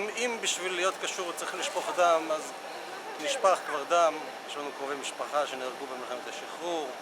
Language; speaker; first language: Hebrew; native; Hebrew